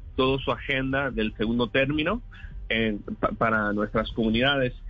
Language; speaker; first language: Spanish; early bilingual, heritage; Spanish